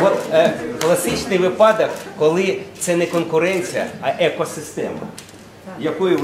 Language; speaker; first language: Ukrainian; native; Ukrainian